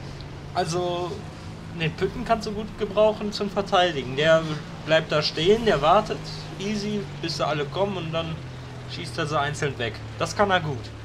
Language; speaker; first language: German; native; German